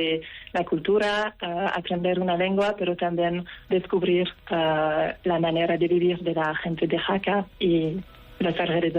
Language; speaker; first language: Spanish; non-native, fluent; Dutch